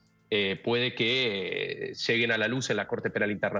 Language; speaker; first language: Spanish; native; Spanish